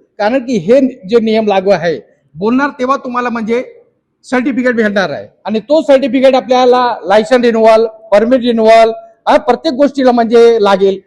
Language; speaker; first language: Marathi; non-native, local second language; Hindi